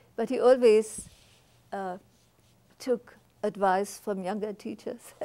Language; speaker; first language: English; non-native, fluent; German